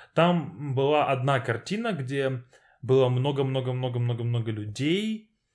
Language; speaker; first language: Russian; native; Russian